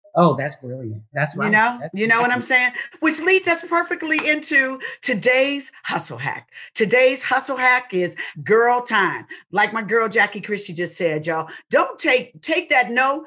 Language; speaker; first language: English; native; English